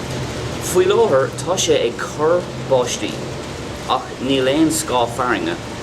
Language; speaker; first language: Irish; non-native, local second language; English